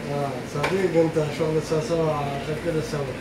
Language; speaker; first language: Arabic; non-native, learner; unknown